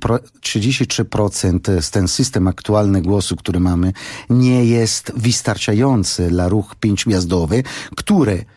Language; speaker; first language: Polish; non-native, fluent; Italian